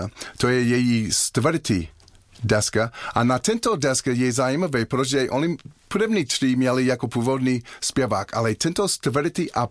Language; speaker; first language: Czech; non-native, learner; English